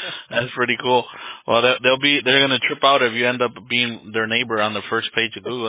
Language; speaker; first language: English; early bilingual, other home language; Spanish